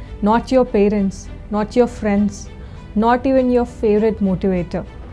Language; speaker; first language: English; non-native, local second language; Telugu